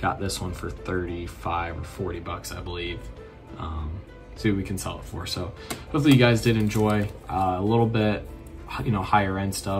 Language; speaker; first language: English; native; English